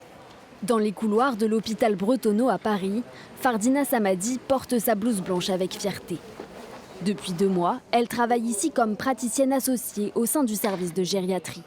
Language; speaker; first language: French; native; French